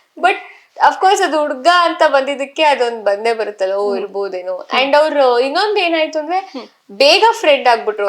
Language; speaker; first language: Kannada; native; Kannada